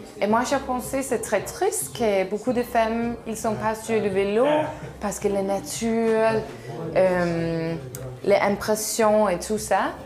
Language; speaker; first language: French; non-native, learner; Danish